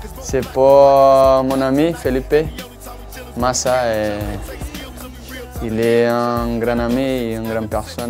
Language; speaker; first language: French; non-native, learner; Portuguese